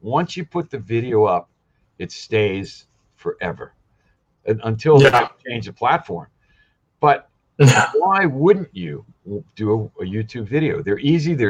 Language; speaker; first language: English; native; English